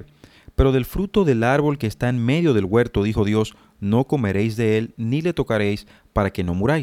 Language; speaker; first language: Spanish; native; Spanish